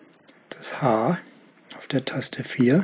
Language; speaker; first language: German; native; German